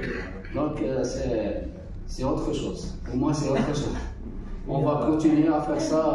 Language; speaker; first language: French; non-native, local second language; Arabic